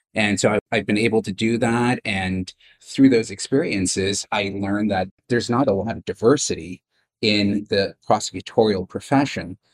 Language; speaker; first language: English; native; English